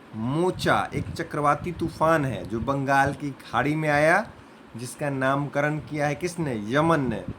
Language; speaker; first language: Hindi; native; Hindi